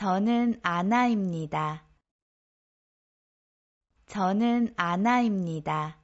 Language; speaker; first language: Korean; non-native, learner; Spanish